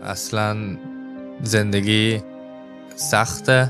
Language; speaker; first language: Persian; early bilingual, heritage; English